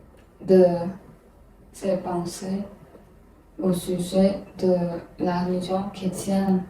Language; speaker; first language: French; non-native, learner; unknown